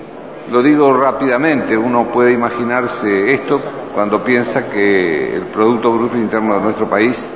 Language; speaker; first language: Spanish; native; Spanish